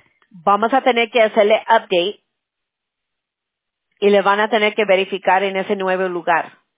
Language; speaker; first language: Spanish; early bilingual, heritage; Spanish